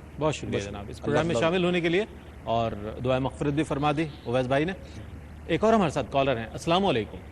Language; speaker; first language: Urdu; native; Urdu